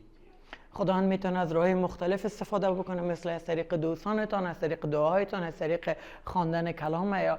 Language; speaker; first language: Persian; native; Persian